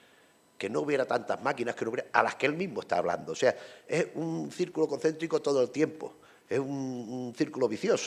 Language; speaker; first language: Spanish; native; Spanish